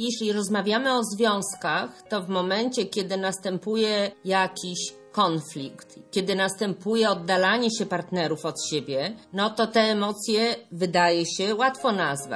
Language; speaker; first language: Polish; native; Polish